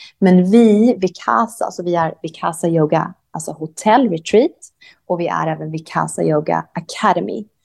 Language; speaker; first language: Swedish; native; Swedish